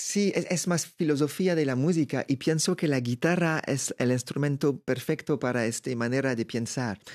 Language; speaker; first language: Spanish; non-native, learner; French